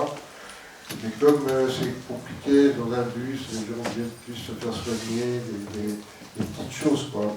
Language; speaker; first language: French; native; French